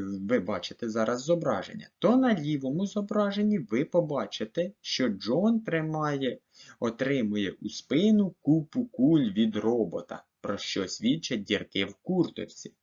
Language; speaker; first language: Ukrainian; native; Ukrainian